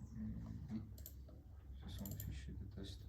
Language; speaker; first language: French; non-native, learner; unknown